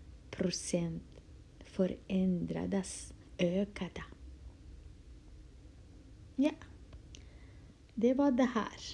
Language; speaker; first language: Swedish; non-native, fluent; Kurdish